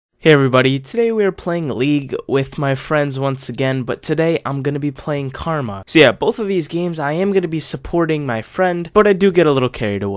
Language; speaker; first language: English; native; English